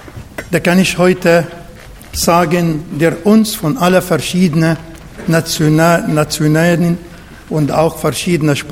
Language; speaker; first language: German; non-native, learner; Arabic